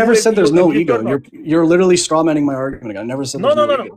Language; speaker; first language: English; early bilingual, heritage; Punjabi